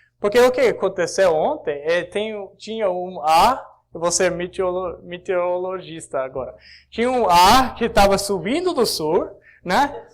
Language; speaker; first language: Portuguese; non-native, fluent; English